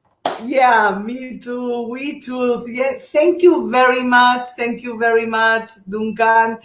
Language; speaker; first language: English; non-native, fluent; Portuguese